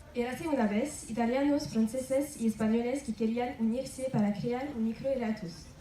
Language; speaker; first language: Spanish; non-native, learner; French